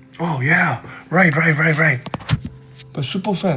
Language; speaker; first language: English; non-native, fluent; Korean